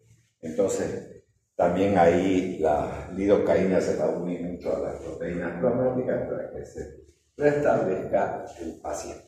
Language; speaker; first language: Spanish; native; Spanish